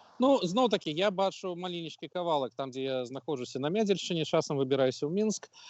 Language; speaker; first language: Belarusian; non-native, local second language; Russian